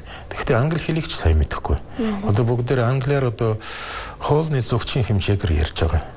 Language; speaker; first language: Mongolian; non-native, fluent; Russian